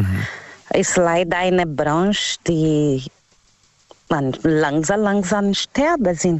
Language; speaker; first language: German; non-native, learner; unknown